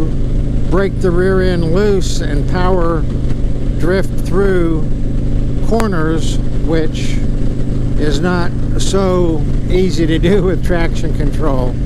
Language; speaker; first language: English; native; English